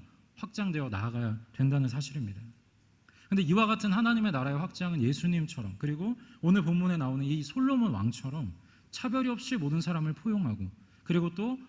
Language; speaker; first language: Korean; native; Korean